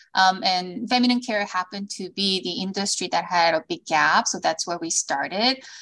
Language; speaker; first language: English; early bilingual, other home language; Korean